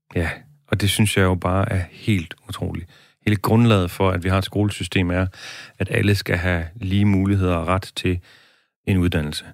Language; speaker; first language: Danish; native; Danish